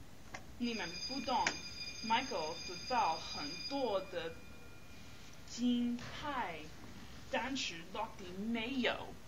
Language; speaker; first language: Chinese; non-native, learner; English